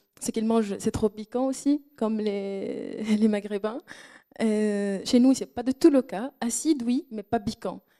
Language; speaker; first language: French; non-native, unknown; Arabic